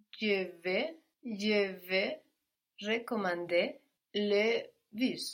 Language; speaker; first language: French; non-native, learner; English